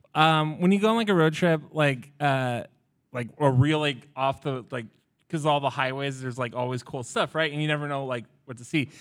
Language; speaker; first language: English; native; English